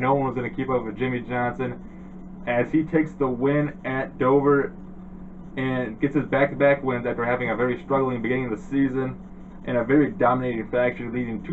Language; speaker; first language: English; native; English